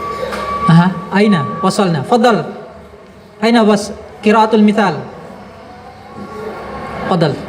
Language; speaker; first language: Arabic; non-native, fluent; Indonesian